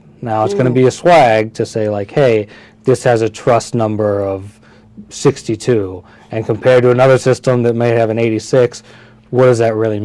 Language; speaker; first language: English; early bilingual, other home language; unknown